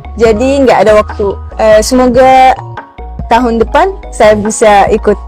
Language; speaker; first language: Indonesian; non-native, fluent; Arabic